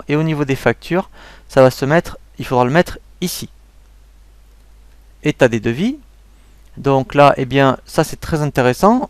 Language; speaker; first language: French; native; French